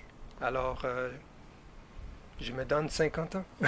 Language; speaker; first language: French; non-native, fluent; English